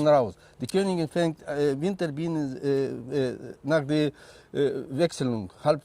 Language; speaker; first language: German; non-native, learner; Russian